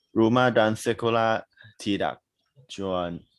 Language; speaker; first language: Indonesian; non-native, learner; Thai